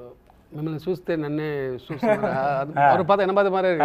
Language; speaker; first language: Telugu; non-native, local second language; Tamil